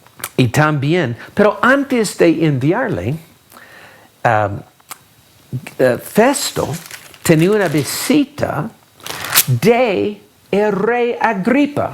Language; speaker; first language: Spanish; non-native, fluent; English